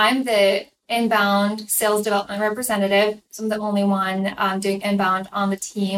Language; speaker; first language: English; non-native, fluent; Ukrainian